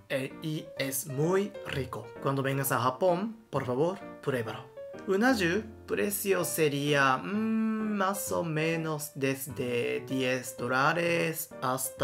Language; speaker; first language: Spanish; non-native, learner; Japanese